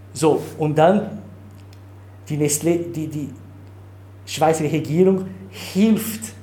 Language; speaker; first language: German; non-native, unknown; Portuguese